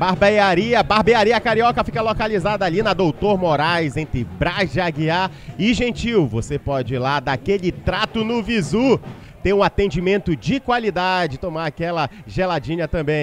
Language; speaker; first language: Portuguese; native; Portuguese